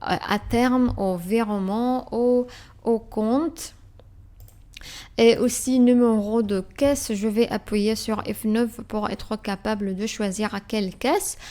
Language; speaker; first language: French; non-native, fluent; Arabic